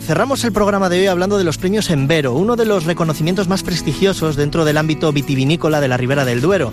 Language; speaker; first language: Spanish; native; Spanish